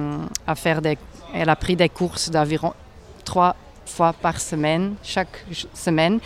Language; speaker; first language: French; non-native, local second language; Dutch